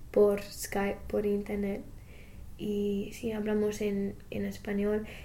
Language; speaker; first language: Spanish; non-native, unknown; English